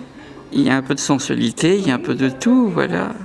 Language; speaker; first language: French; native; French